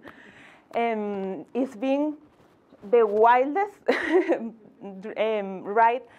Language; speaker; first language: English; non-native, fluent; Spanish